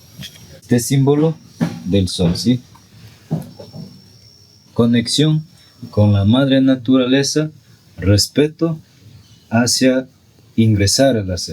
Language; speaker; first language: Spanish; non-native, local second language; Quechua